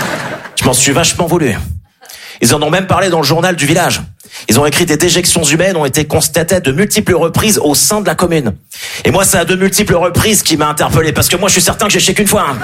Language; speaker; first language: French; native; French